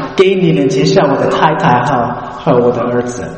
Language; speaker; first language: Chinese; non-native, learner; English